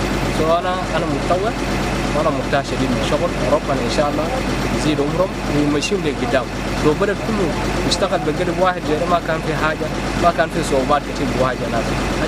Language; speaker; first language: Arabic; non-native, local second language; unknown